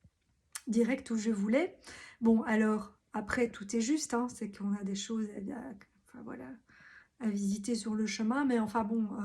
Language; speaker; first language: French; native; French